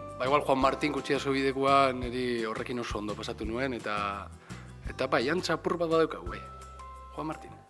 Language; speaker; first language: Basque; native; Basque